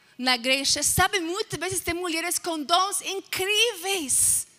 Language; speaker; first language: Portuguese; non-native, fluent; English